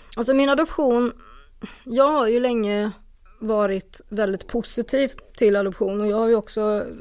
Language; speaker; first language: Swedish; native; Swedish